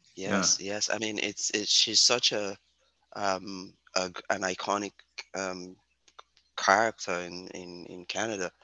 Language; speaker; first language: English; non-native, local second language; Yoruba